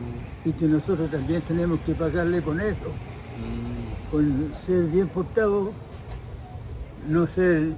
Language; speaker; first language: Spanish; native; Spanish